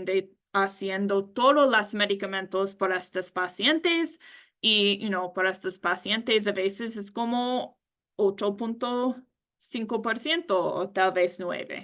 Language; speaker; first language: Spanish; non-native, learner; English